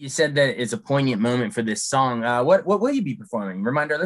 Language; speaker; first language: English; native; English